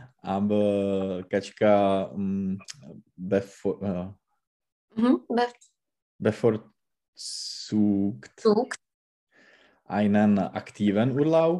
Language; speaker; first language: German; non-native, learner; Czech